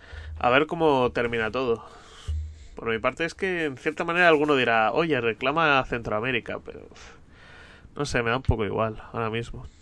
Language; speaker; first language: Spanish; native; Spanish